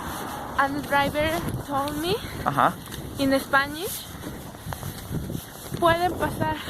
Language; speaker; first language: English; non-native, learner; Spanish